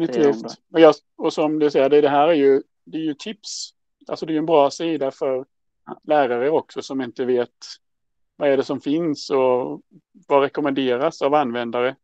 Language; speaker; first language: Swedish; native; Swedish